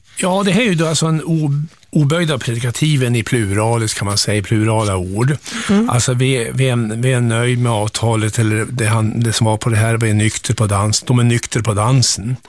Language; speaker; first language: Swedish; native; Swedish